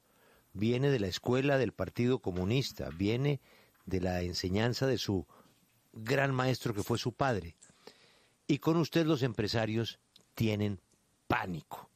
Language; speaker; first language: Spanish; native; Spanish